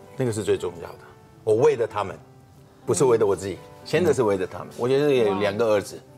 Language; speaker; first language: Chinese; non-native, fluent; Persian